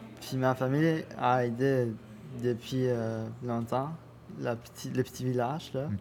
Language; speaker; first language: French; non-native, learner; Spanish